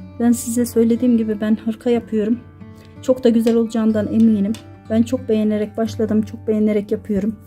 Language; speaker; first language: Turkish; native; Turkish